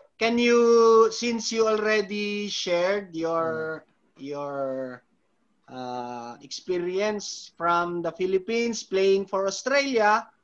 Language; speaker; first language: English; non-native, local second language; Filipino